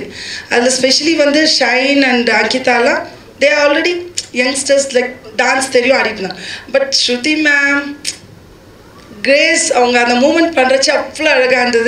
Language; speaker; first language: Tamil; non-native, fluent; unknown